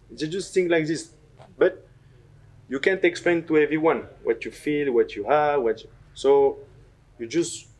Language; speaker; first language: English; non-native, learner; French